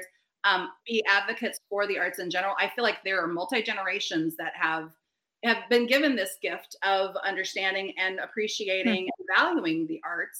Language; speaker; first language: English; native; English